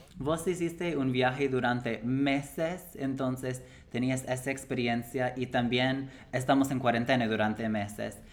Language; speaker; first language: Spanish; non-native, fluent; English